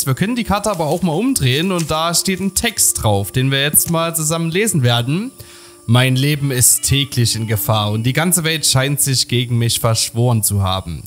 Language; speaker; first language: German; native; German